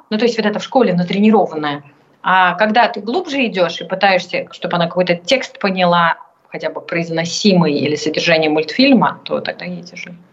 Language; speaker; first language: Russian; native; Russian